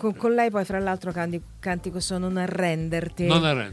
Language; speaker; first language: Italian; native; Italian